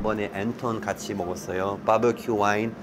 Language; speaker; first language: Korean; non-native, learner; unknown